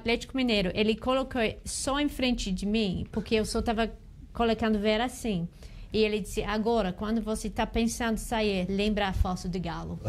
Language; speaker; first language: Portuguese; non-native, learner; English